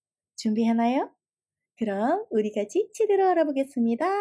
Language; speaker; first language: Korean; non-native, fluent; Indonesian